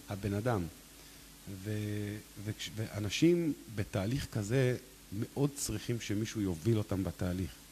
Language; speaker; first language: Hebrew; native; Hebrew